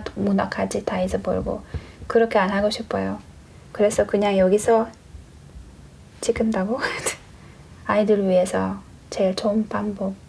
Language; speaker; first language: Korean; non-native, learner; Hungarian